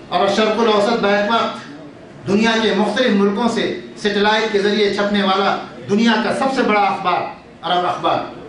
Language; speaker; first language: Urdu; native; Urdu